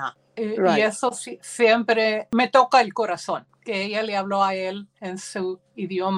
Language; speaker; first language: Spanish; early bilingual, heritage; Spanish